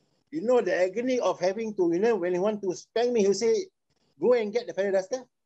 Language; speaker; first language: English; non-native, local second language; Malay